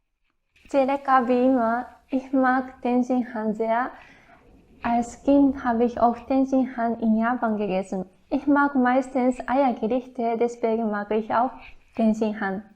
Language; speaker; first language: German; non-native, fluent; Japanese